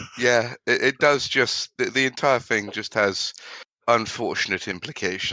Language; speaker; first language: English; native; English